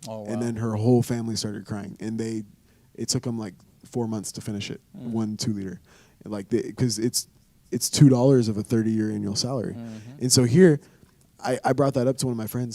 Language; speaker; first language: English; native; English